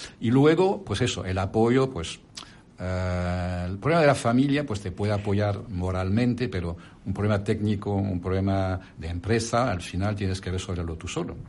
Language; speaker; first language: Spanish; non-native, fluent; French